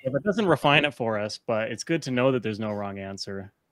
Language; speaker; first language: English; native; English